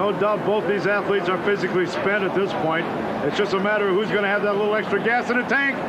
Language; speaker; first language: English; native; English